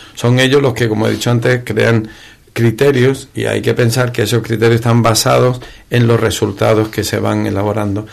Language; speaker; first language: Spanish; native; Spanish